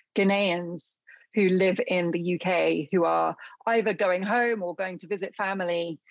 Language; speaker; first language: English; early bilingual, other home language; Akan